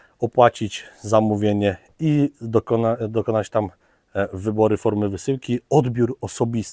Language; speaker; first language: Polish; native; Polish